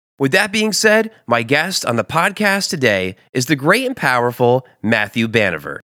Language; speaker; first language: English; native; English